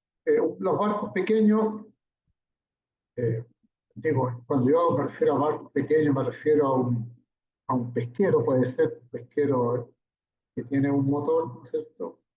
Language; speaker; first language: Spanish; native; Spanish